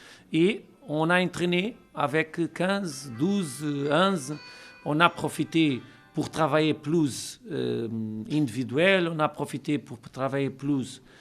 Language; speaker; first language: French; non-native, learner; Portuguese